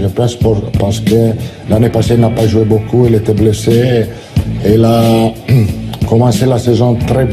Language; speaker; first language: French; non-native, learner; Italian